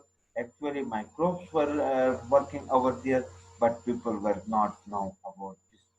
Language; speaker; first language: English; non-native, local second language; Urdu